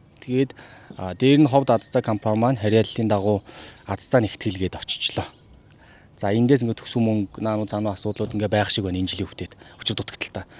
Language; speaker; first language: Mongolian; native; Mongolian